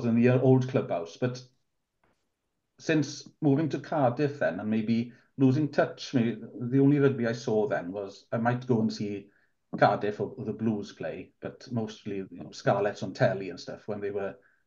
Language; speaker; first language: English; non-native, local second language; Welsh